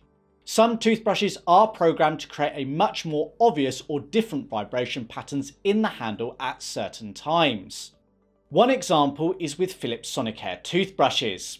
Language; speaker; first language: English; native; English